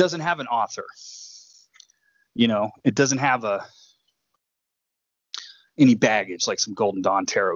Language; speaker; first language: English; native; English